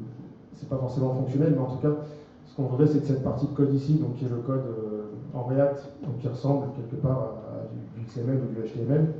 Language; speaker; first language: French; native; French